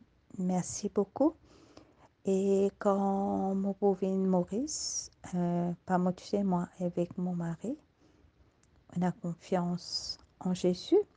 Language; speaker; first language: French; non-native, learner; Morisyen